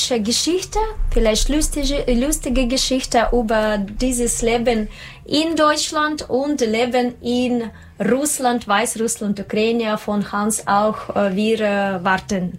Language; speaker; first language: German; non-native, learner; Russian